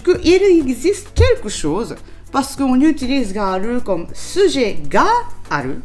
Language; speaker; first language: French; non-native, learner; Japanese